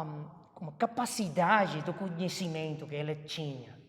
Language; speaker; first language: Portuguese; non-native, fluent; Chinese